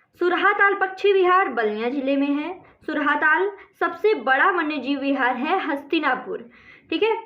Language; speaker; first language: Hindi; native; Hindi